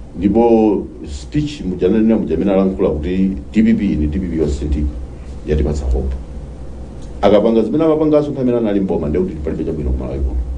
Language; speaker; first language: Nyanja; non-native, local second language; Tumbuka